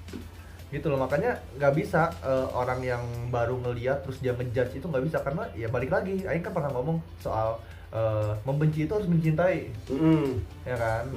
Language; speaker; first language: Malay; non-native, local second language; Sundanese